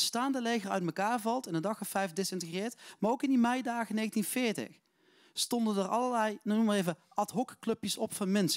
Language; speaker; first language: Dutch; native; Dutch